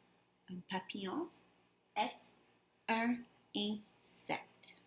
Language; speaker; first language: French; non-native, fluent; English